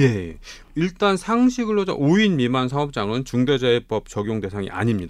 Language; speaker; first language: Korean; native; Korean